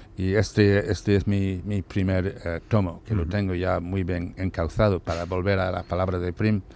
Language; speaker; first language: Spanish; non-native, fluent; English